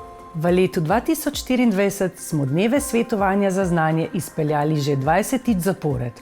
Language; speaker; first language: Slovenian; native; Slovenian